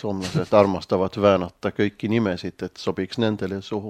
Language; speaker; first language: Estonian; non-native, fluent; Swedish